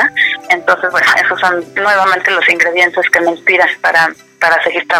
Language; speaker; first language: Spanish; native; Spanish